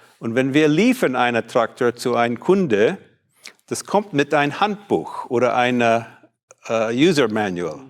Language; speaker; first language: German; non-native, fluent; English